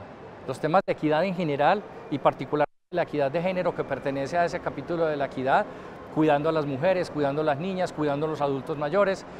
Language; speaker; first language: Spanish; native; Spanish